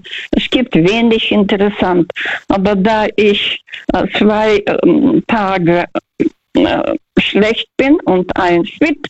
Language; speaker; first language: German; early bilingual, heritage; German